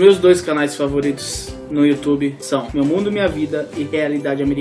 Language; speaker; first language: Portuguese; native; Portuguese